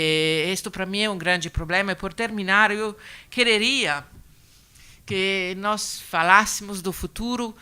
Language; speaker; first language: Portuguese; non-native, learner; Italian